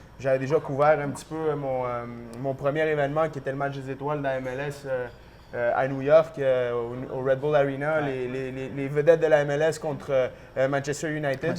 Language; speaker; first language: French; early bilingual, other home language; Spanish